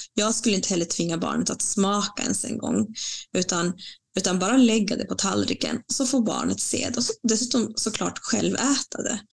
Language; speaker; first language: Swedish; non-native, fluent; Spanish